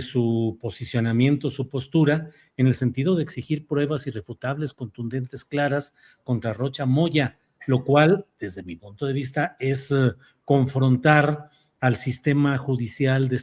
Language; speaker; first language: Spanish; native; Spanish